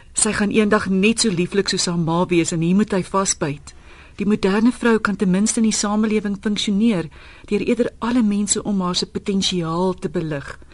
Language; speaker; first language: Afrikaans; native; Afrikaans